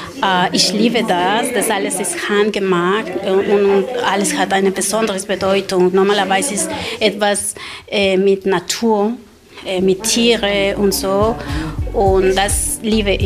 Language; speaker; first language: German; non-native, learner; Spanish